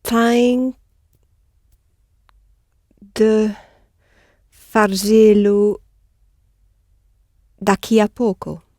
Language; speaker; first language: Portuguese; non-native, learner; English